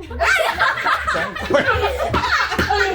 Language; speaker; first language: Korean; native; Korean